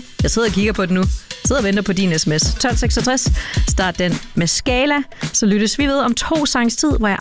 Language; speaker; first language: Danish; native; Danish